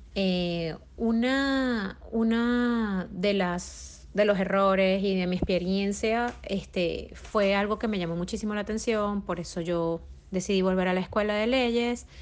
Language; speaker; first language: Spanish; native; Spanish